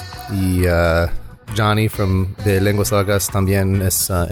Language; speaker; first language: Spanish; non-native, learner; English